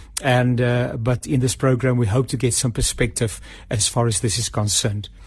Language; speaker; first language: English; non-native, local second language; Afrikaans